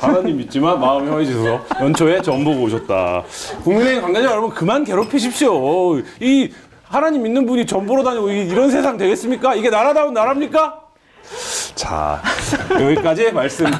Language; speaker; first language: Korean; native; Korean